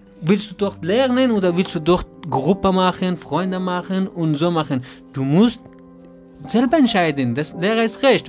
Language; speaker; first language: German; non-native, learner; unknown